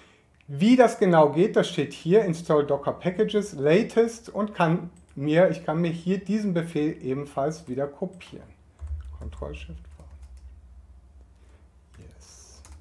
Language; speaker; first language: German; native; German